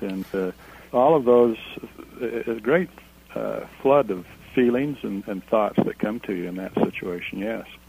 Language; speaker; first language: English; native; English